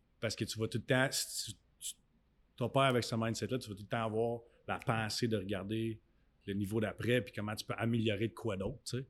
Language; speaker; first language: French; native; French